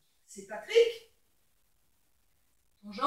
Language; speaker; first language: French; native; French